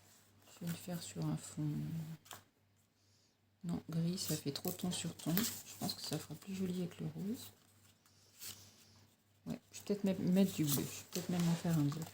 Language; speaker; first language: French; native; French